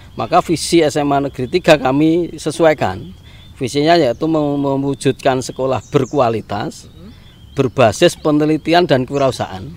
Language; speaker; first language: Indonesian; non-native, local second language; Javanese